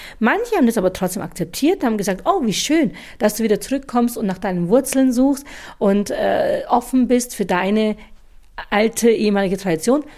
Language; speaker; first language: German; native; German